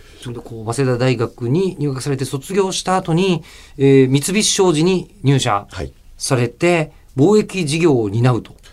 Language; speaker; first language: Japanese; native; Japanese